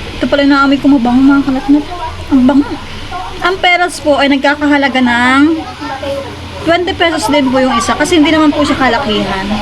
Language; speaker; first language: Filipino; non-native, local second language; Bikol